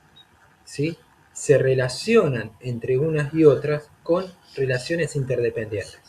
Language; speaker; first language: Spanish; native; Spanish